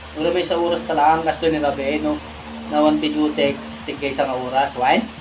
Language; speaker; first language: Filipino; non-native, local second language; Iloko